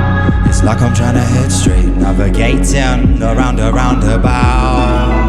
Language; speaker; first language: English; native; English